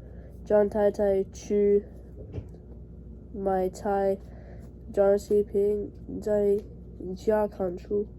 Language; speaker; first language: Chinese; non-native, learner; English